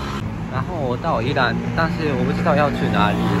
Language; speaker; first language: Chinese; non-native, fluent; Japanese